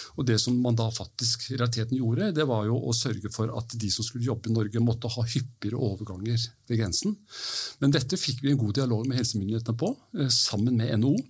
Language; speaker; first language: Norwegian; early bilingual, heritage; Norwegian